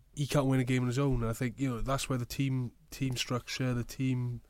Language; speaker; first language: English; native; English